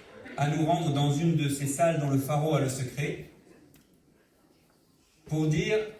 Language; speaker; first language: French; native; French